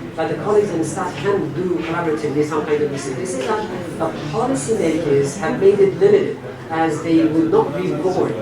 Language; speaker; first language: English; non-native, fluent; Persian